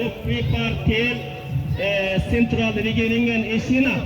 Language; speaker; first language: Swedish; non-native, learner; Uyghur